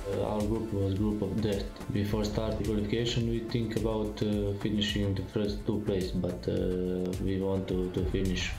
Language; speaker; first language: English; non-native, learner; Serbian